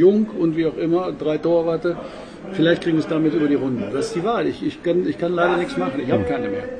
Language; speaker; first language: German; native; German